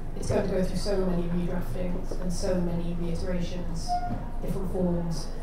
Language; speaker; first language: English; native; English